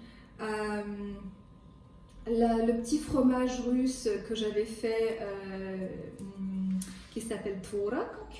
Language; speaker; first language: French; non-native, fluent; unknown